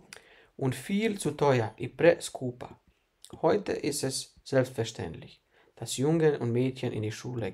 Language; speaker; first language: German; non-native, fluent; Bosnian